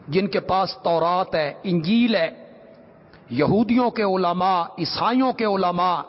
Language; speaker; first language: Urdu; non-native, local second language; Punjabi